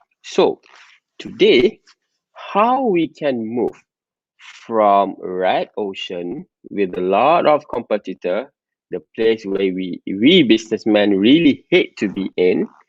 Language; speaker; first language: English; non-native, local second language; Malay